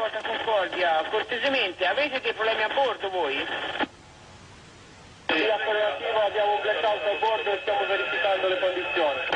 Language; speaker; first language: Italian; native; Italian